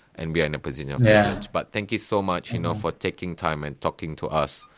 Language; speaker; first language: English; non-native, local second language; Malay